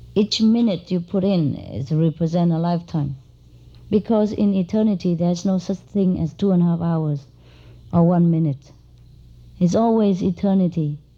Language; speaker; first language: English; non-native, fluent; Vietnamese